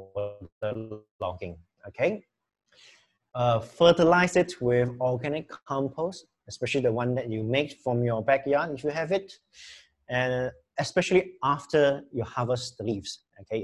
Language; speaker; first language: English; non-native, local second language; Chinese